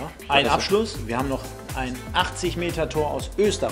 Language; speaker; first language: German; native; German